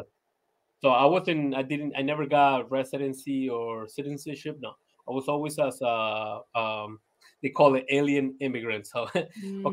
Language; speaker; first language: English; non-native, fluent; Spanish